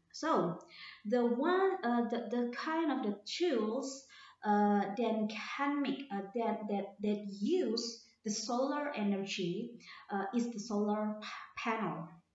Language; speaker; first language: English; non-native, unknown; Indonesian